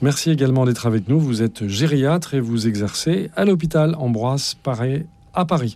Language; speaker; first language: French; native; French